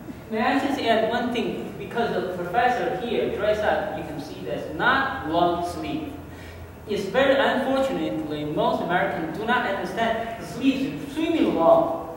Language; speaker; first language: English; non-native, fluent; Chinese